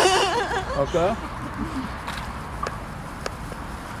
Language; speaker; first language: French; native; French